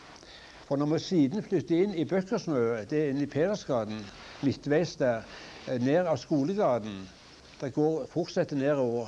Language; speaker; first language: Norwegian; native; Norwegian